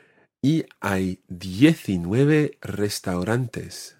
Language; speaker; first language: Spanish; non-native, fluent; English